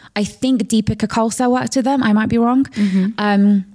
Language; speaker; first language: English; native; English